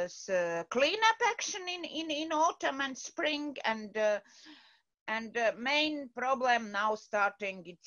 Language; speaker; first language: English; non-native, learner; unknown